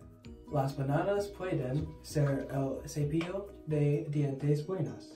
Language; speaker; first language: Spanish; non-native, learner; English